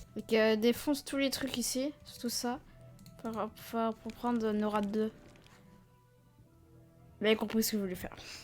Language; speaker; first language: French; native; French